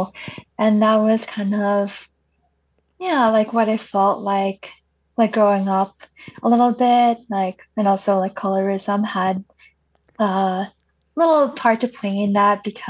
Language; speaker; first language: English; early bilingual, other home language; Cebuano